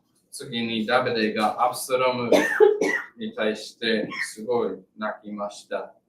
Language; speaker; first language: Japanese; non-native, learner; English